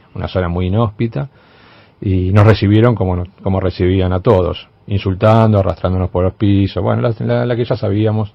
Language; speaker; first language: Spanish; native; Spanish